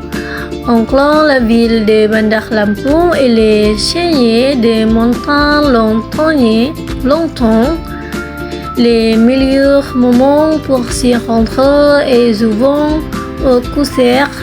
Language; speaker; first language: French; non-native, learner; Indonesian